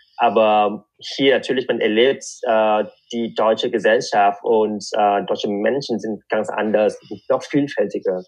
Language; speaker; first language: German; non-native, fluent; Vietnamese